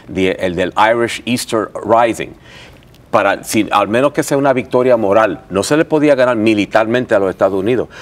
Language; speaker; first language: Spanish; early bilingual, heritage; Spanish